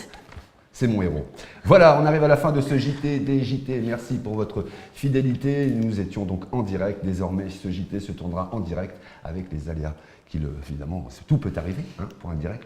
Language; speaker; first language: French; native; French